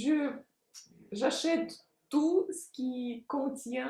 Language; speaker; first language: French; non-native, fluent; Russian